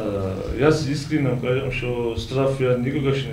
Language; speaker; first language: Macedonian; non-native, learner; Georgian